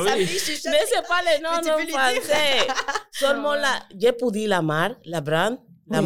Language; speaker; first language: French; non-native, learner; Spanish